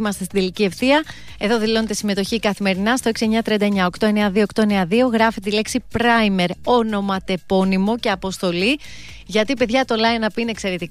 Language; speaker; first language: Greek; native; Greek